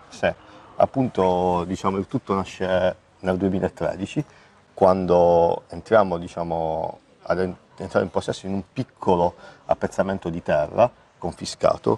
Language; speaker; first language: Italian; native; Italian